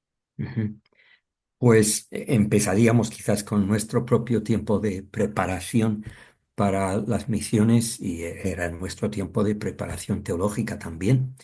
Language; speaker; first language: Spanish; non-native, fluent; English